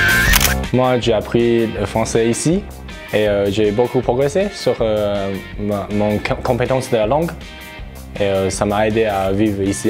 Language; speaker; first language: French; non-native, fluent; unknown